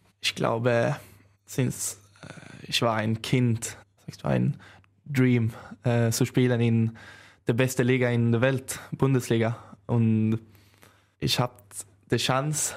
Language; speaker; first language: German; non-native, learner; Swedish